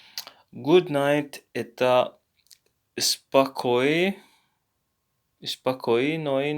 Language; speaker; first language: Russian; non-native, learner; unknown